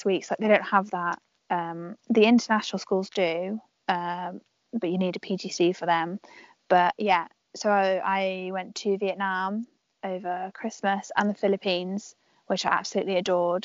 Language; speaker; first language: English; native; English